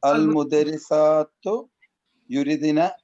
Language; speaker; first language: Arabic; non-native, learner; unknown